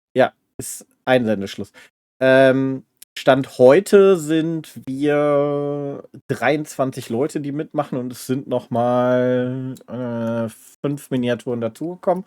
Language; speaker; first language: German; native; German